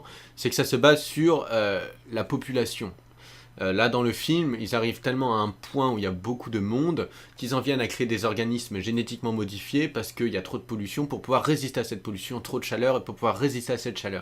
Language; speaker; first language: French; native; French